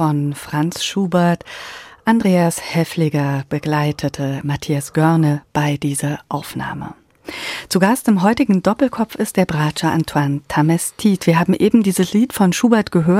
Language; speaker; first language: German; native; German